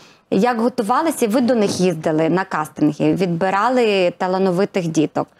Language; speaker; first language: Ukrainian; native; Ukrainian